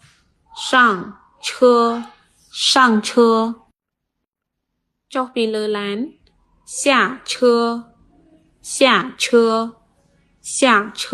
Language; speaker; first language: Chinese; non-native, fluent; Khmer